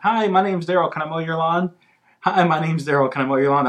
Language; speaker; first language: English; native; English